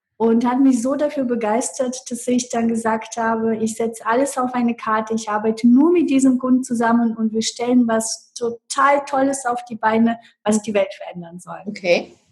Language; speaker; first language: German; non-native, fluent; Russian